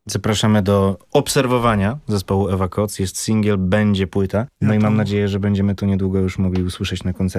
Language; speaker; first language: Polish; native; Polish